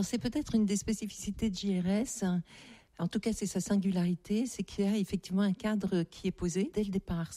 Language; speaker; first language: French; native; French